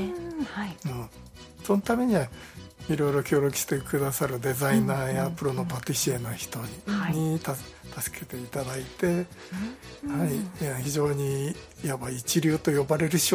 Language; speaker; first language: Japanese; native; Japanese